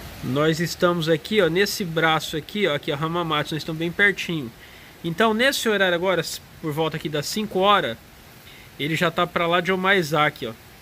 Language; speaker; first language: Portuguese; native; Portuguese